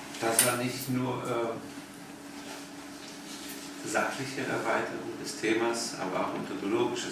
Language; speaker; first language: German; non-native, fluent; Polish